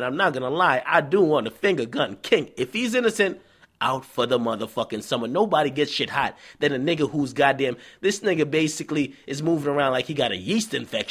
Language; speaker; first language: English; native; English